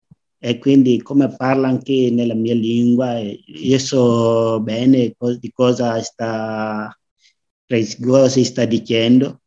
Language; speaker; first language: Italian; non-native, learner; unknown